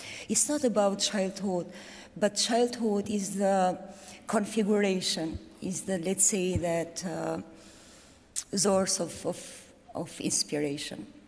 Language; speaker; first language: English; non-native, fluent; Albanian